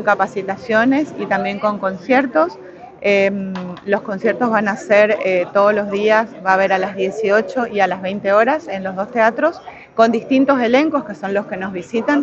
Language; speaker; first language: Spanish; native; Spanish